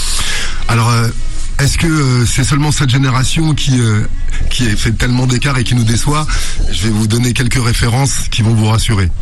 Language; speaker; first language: French; native; French